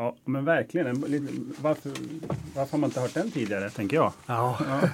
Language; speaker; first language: Swedish; native; Swedish